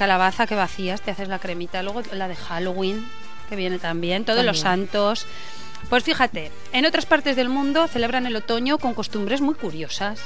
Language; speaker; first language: Spanish; native; Spanish